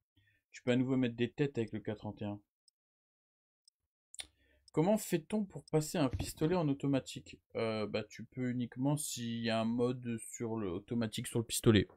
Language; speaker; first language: French; native; French